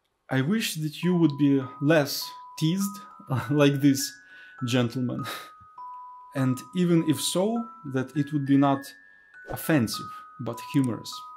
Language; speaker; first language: English; non-native, fluent; Ukrainian